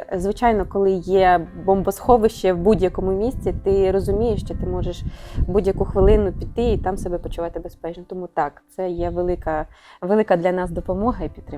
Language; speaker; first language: Ukrainian; native; Ukrainian